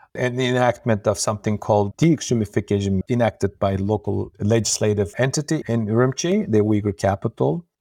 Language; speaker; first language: English; non-native, fluent; Uyghur